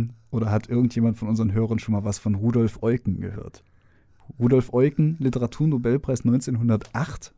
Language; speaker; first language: German; native; German